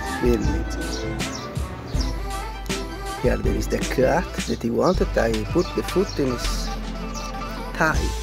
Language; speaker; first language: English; non-native, learner; Italian